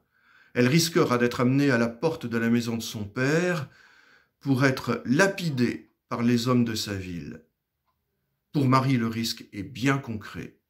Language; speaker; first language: French; native; French